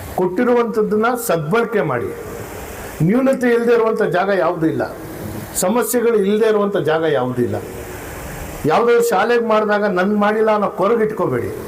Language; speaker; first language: Kannada; non-native, local second language; Urdu